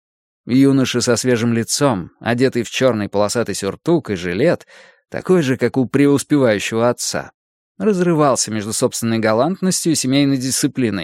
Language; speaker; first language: Russian; native; Russian